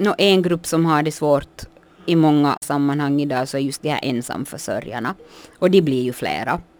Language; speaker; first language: Swedish; native; Swedish